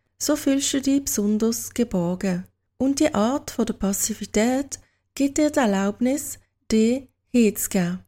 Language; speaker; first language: German; native; German